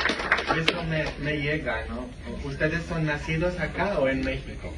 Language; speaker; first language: Spanish; non-native, fluent; English